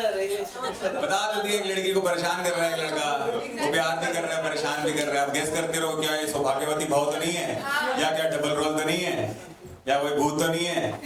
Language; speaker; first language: Hindi; native; Hindi